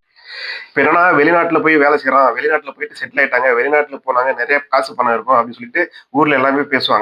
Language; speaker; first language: Tamil; native; Tamil